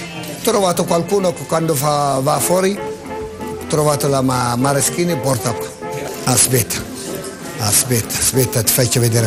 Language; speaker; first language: Italian; non-native, local second language; Tigrinya